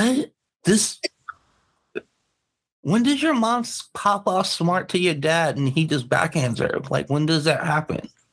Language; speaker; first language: English; native; English